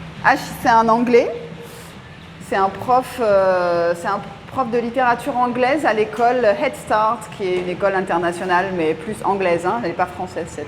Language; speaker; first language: French; native; French